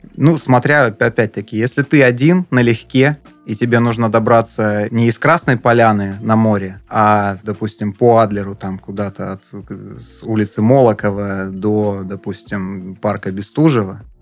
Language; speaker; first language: Russian; native; Russian